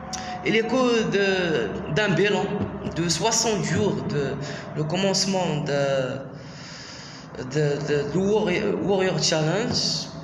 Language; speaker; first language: French; non-native, local second language; Arabic